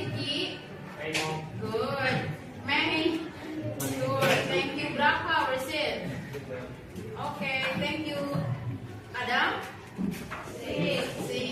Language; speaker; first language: English; non-native, learner; Indonesian